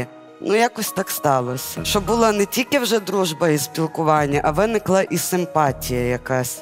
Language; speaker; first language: Ukrainian; native; Ukrainian